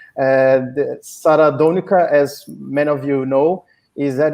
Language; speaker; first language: English; non-native, fluent; Portuguese